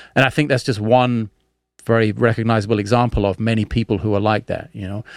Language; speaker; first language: English; native; English